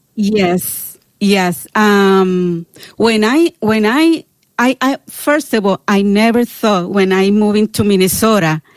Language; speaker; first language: English; non-native, learner; Spanish